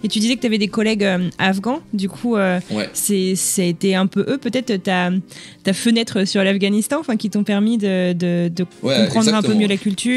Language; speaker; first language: French; native; French